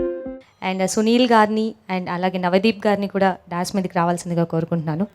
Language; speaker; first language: Telugu; native; Telugu